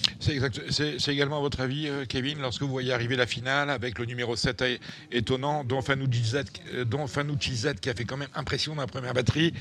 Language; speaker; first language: French; native; French